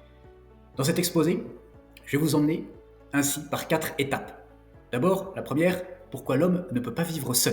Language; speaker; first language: French; native; French